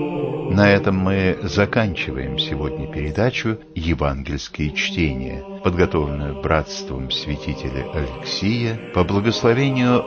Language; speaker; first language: Russian; native; Russian